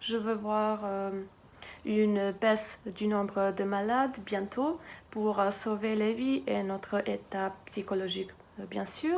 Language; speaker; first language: French; non-native, fluent; Serbian